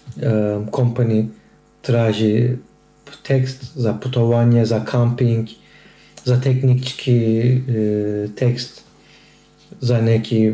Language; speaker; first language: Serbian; non-native, learner; Turkish